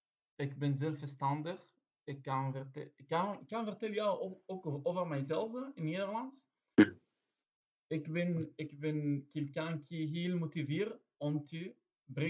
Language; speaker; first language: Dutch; non-native, learner; Arabic